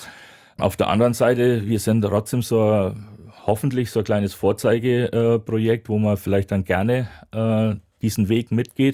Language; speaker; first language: German; native; German